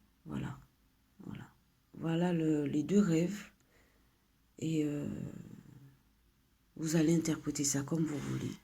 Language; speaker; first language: French; native; French